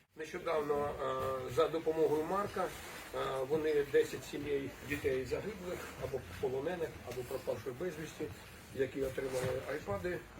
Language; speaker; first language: Ukrainian; native; Ukrainian